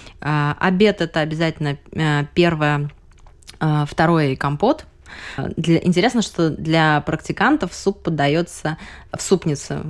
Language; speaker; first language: Russian; native; Russian